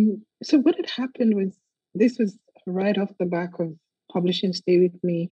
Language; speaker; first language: English; non-native, local second language; Yoruba